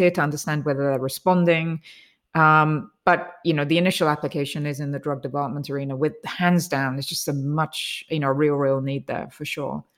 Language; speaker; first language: English; native; English